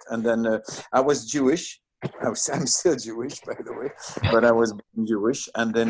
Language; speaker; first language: English; non-native, fluent; French